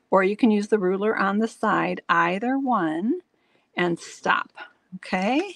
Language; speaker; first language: English; native; English